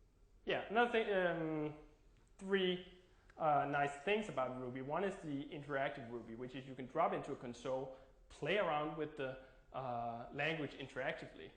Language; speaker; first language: English; non-native, fluent; Danish